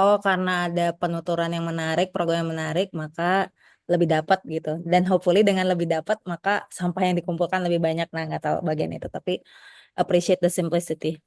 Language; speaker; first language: Indonesian; native; Indonesian